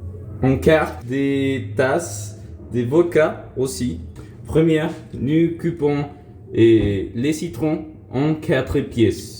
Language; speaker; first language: French; non-native, learner; Spanish